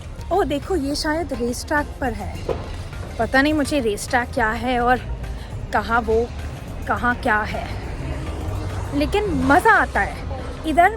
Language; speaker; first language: Hindi; non-native, local second language; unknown